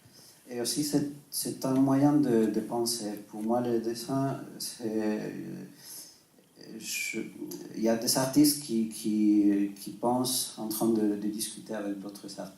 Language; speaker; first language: French; non-native, fluent; Spanish